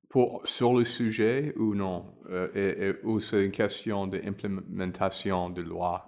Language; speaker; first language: French; non-native, learner; English